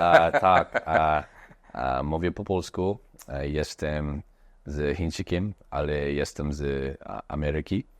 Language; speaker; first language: Polish; non-native, learner; English